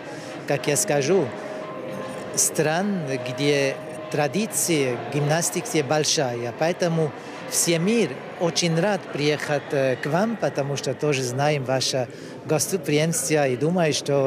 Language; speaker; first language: Russian; non-native, learner; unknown